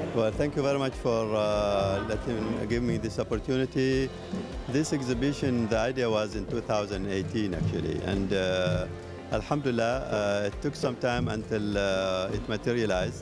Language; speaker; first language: English; non-native, fluent; Arabic